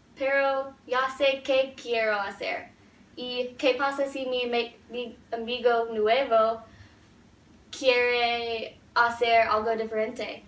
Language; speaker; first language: Spanish; non-native, learner; English